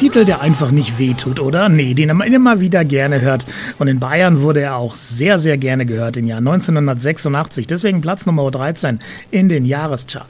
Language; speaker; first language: German; native; German